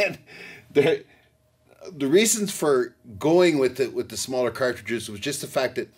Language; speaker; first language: English; native; English